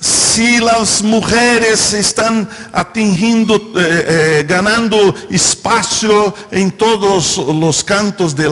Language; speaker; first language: Spanish; non-native, fluent; Portuguese